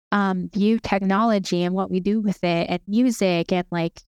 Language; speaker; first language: English; native; English